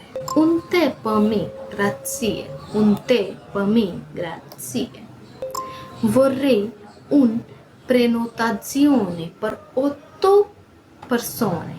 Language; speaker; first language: Italian; non-native, learner; Bhojpuri